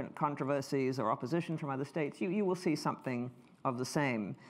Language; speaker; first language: English; native; English